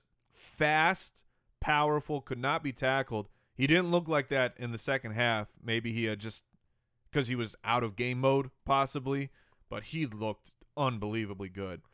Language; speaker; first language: English; native; English